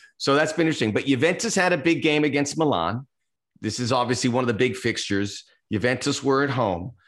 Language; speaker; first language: English; early bilingual, other home language; Spanish